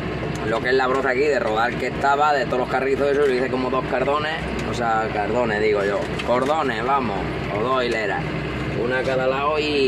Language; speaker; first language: Spanish; native; Spanish